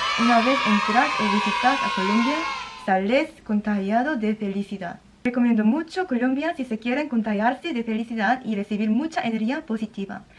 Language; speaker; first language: Spanish; non-native, fluent; Korean